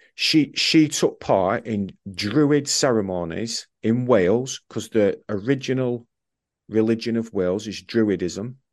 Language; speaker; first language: English; native; English